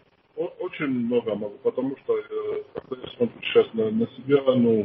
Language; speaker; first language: Russian; non-native, fluent; Georgian